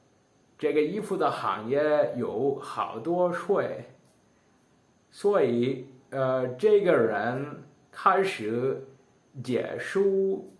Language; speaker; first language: Chinese; non-native, learner; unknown